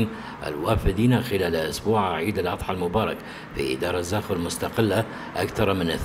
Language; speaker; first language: Arabic; non-native, local second language; Kurdish